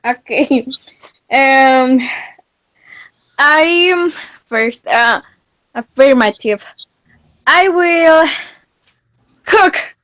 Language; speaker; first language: English; non-native, learner; Spanish